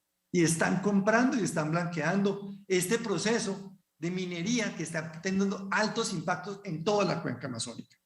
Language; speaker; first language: Spanish; native; Spanish